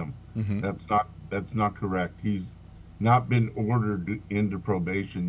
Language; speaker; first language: English; native; English